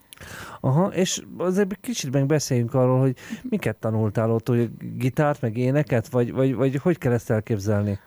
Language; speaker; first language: Hungarian; native; Hungarian